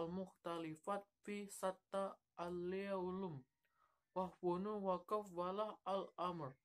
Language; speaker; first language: Arabic; non-native, learner; Indonesian